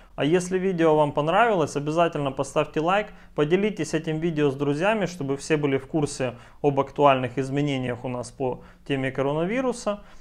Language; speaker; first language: Russian; native; Russian